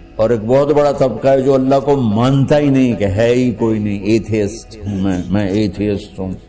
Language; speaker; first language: Urdu; non-native, local second language; Punjabi